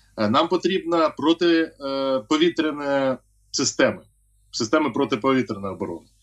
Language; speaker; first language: Ukrainian; native; Ukrainian